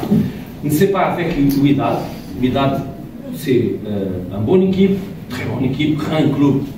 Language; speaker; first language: French; non-native, learner; Portuguese